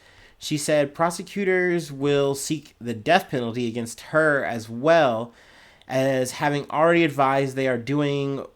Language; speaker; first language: English; native; English